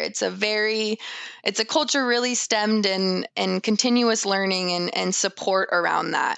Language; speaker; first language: English; native; English